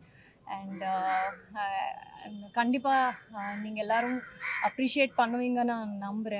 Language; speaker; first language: Tamil; non-native, learner; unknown